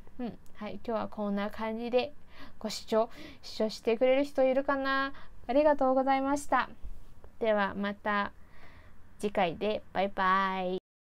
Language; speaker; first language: Japanese; non-native, fluent; Chinese